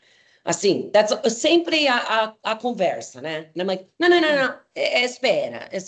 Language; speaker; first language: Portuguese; non-native, fluent; English